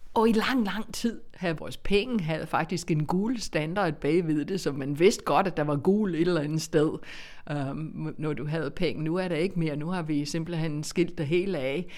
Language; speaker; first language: Danish; non-native, fluent; English